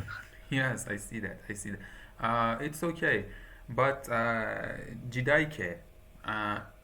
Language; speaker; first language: English; non-native, fluent; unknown